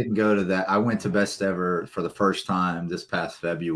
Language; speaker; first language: English; native; English